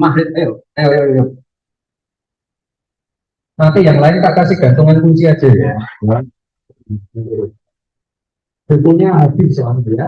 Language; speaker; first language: Indonesian; native; Indonesian